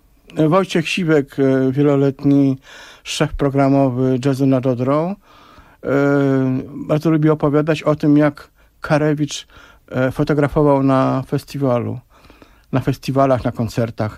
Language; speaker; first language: Polish; native; Polish